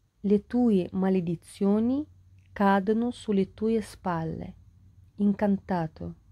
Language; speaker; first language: Italian; non-native, fluent; Ukrainian